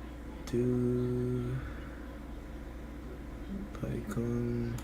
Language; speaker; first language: Vietnamese; non-native, learner; English